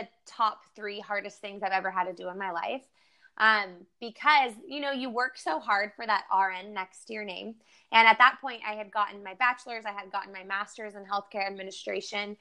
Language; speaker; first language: English; native; English